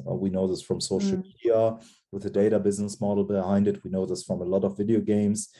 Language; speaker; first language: English; non-native, fluent; German